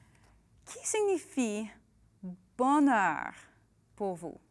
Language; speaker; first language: French; non-native, learner; English